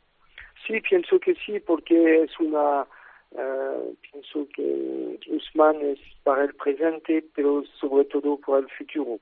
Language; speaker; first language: Spanish; non-native, fluent; French